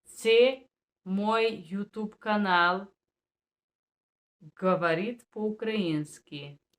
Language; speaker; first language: Russian; non-native, fluent; Bulgarian